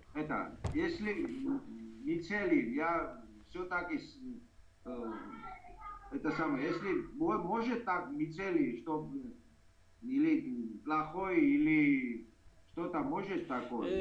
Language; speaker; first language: Russian; non-native, fluent; Georgian